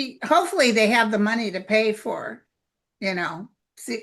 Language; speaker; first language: English; native; English